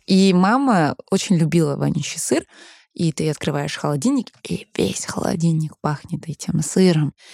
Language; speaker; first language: Russian; early bilingual, heritage; Danish